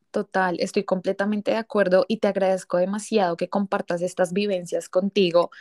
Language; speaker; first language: Spanish; native; Spanish